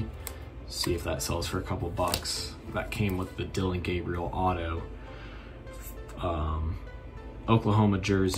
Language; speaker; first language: English; native; English